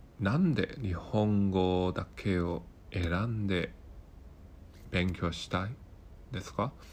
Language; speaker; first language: Japanese; non-native, learner; Cantonese